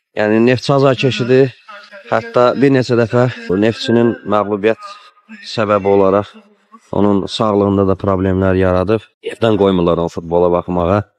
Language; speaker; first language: Azerbaijani; native; Azerbaijani